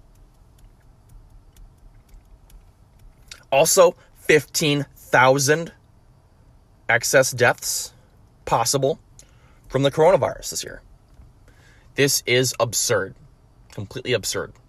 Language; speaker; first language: English; native; English